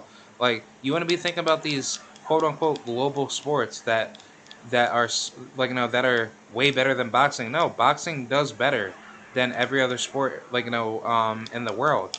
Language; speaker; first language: English; native; English